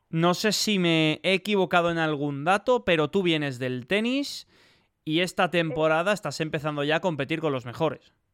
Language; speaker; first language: Spanish; native; Spanish